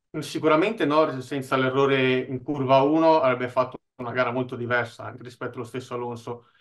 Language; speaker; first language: Italian; native; Italian